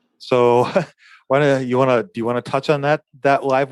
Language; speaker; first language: English; native; English